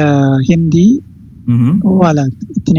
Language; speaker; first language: Arabic; non-native, learner; Malayalam